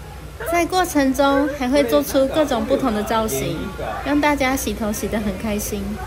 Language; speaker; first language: Chinese; native; Chinese